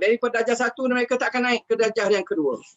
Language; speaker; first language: Malay; native; Malay